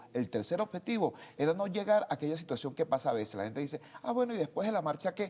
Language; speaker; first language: Spanish; native; Spanish